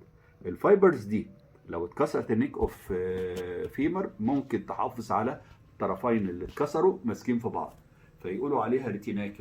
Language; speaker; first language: Arabic; native; Arabic